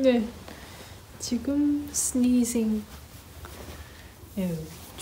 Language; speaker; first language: Korean; non-native, learner; Chinese